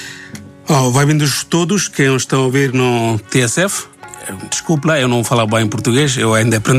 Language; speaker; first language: Portuguese; non-native, learner; Bangla